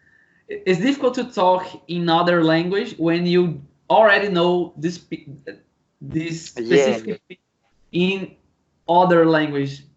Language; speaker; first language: English; non-native, learner; Portuguese